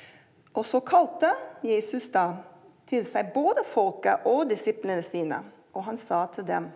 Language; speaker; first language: Norwegian; non-native, fluent; English